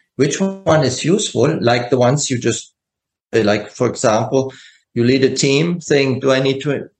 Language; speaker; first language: English; non-native, fluent; German